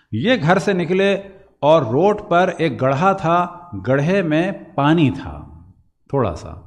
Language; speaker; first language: Urdu; native; Urdu